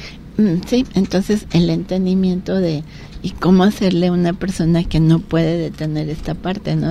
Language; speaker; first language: Spanish; native; Spanish